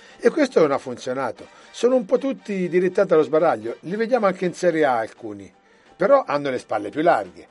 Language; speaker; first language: Italian; early bilingual, heritage; Italian